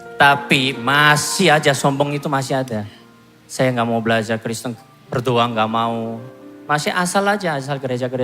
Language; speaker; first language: Indonesian; non-native, fluent; Korean